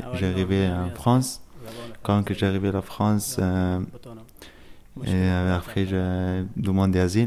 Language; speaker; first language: French; non-native, learner; Persian